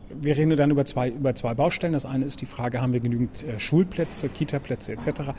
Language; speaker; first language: German; native; German